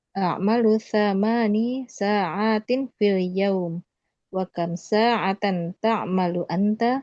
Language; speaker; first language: Arabic; non-native, learner; Indonesian